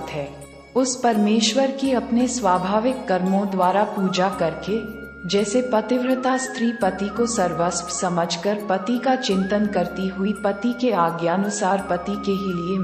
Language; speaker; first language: Hindi; native; Hindi